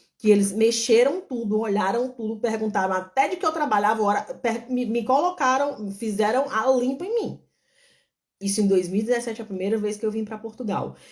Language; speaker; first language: Portuguese; native; Portuguese